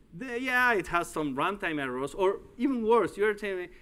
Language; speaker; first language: English; non-native, fluent; Spanish